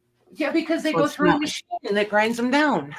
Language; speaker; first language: English; native; English